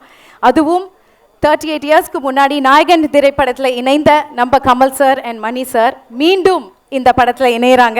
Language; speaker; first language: Tamil; native; Tamil